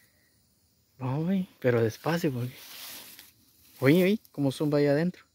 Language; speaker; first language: Spanish; native; Spanish